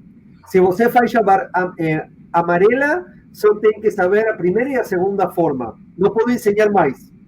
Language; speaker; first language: Portuguese; non-native, fluent; Spanish